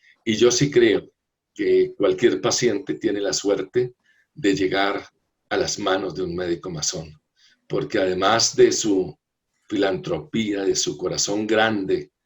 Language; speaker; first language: Spanish; native; Spanish